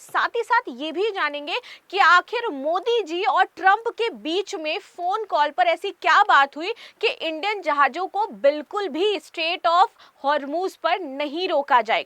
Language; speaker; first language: Hindi; native; Hindi